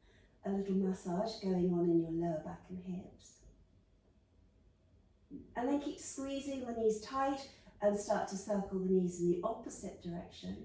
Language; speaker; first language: English; native; English